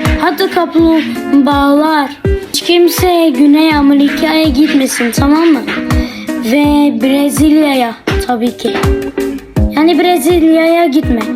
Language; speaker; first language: Turkish; non-native, learner; Arabic